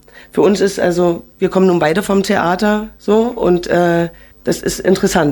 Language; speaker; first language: German; native; German